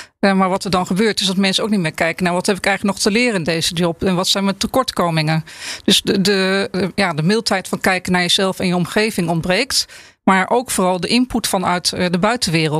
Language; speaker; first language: Dutch; native; Dutch